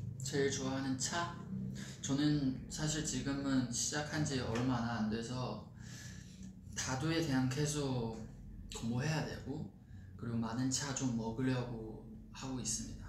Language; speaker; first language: Korean; non-native, fluent; Chinese